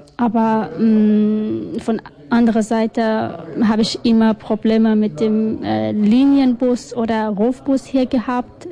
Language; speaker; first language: German; non-native, learner; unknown